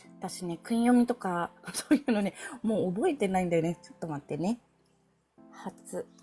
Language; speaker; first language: Japanese; non-native, fluent; Filipino